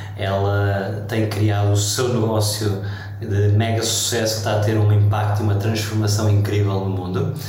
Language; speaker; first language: Portuguese; early bilingual, heritage; Portuguese